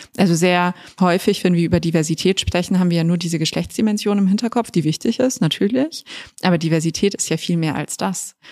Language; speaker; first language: German; native; German